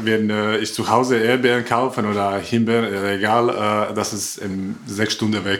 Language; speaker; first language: German; non-native, learner; Croatian